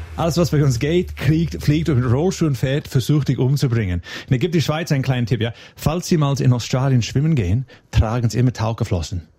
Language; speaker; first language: German; non-native, fluent; English